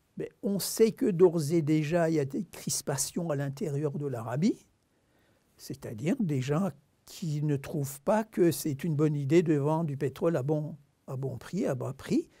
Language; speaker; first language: French; non-native, fluent; Turkish